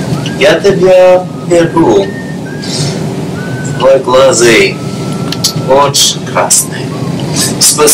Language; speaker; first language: Russian; non-native, learner; English